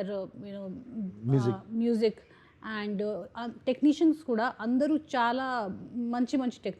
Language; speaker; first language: Telugu; non-native, fluent; Hindi